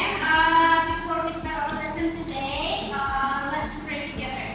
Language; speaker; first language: English; non-native, fluent; Indonesian